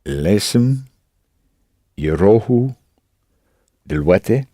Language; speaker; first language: Arabic; non-native, learner; English